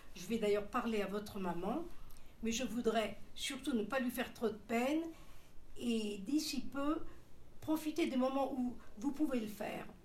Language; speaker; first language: French; native; French